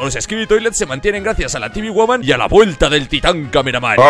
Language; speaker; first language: Spanish; native; Spanish